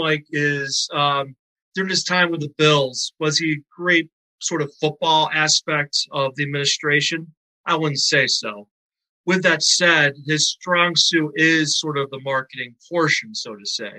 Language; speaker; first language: English; native; English